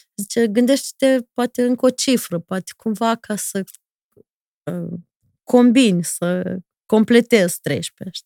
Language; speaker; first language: Romanian; native; Romanian